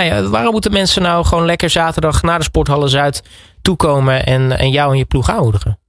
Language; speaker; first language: Dutch; native; Dutch